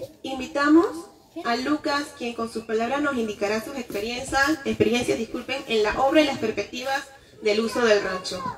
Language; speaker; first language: Spanish; native; Spanish